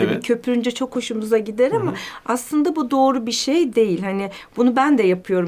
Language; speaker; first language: Turkish; native; Turkish